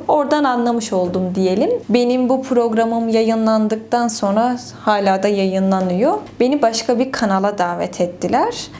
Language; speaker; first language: Turkish; native; Turkish